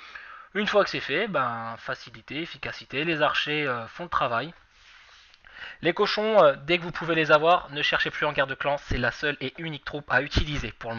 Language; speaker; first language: French; native; French